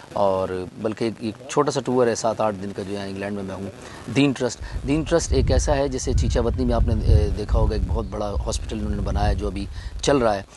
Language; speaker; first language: Urdu; non-native, local second language; Pashto